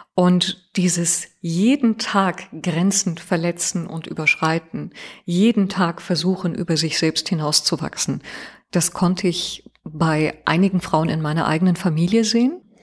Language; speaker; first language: German; early bilingual, other home language; Persian